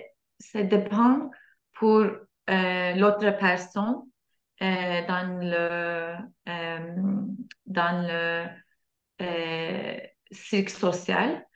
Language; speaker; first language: French; non-native, learner; Turkish